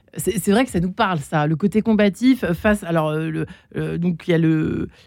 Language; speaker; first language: French; native; French